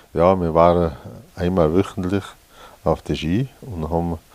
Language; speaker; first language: German; native; German